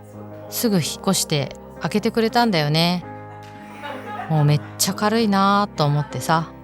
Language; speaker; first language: Japanese; native; Japanese